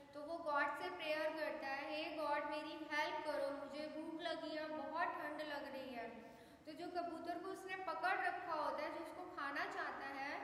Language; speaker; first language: Hindi; native; Hindi